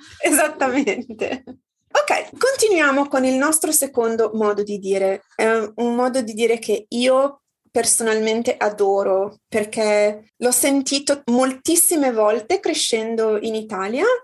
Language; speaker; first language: Italian; native; Italian